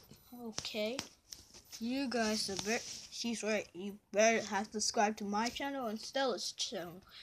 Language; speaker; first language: English; native; English